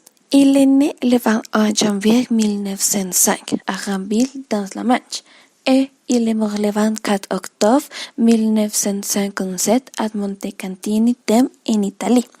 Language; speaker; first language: French; non-native, learner; Spanish